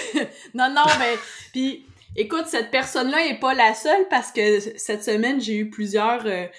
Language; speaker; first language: French; native; French